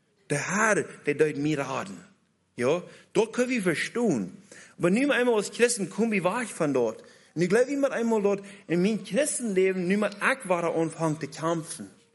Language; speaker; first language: German; native; German